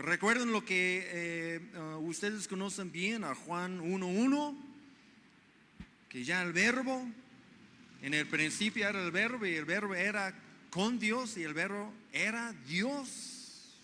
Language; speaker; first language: Spanish; non-native, fluent; English